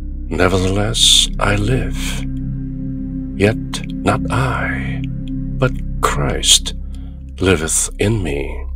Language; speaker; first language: English; non-native, fluent; Korean